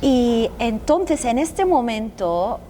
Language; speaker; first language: Spanish; non-native, fluent; Arabic